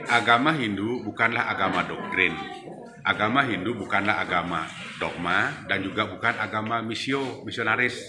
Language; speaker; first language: Indonesian; native; Indonesian